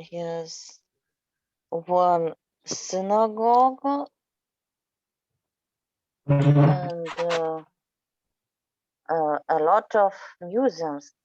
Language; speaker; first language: English; non-native, learner; Russian